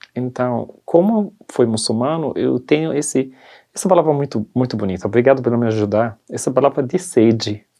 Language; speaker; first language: Portuguese; non-native, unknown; Arabic